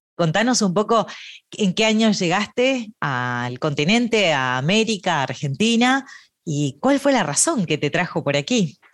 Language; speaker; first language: Spanish; native; Spanish